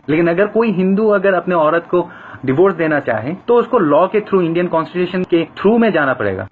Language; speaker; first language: Hindi; non-native, fluent; Bangla